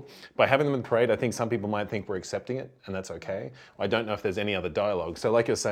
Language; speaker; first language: English; native; English